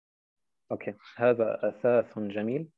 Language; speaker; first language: Arabic; non-native, fluent; German